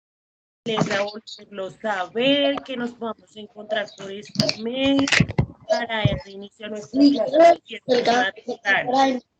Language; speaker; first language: Spanish; native; Spanish